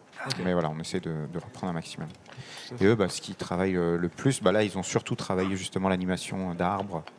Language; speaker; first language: French; native; French